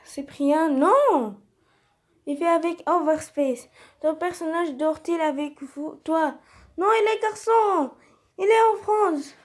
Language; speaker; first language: French; non-native, learner; Arabic